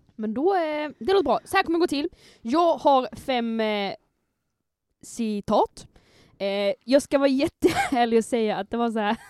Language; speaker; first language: Swedish; native; Swedish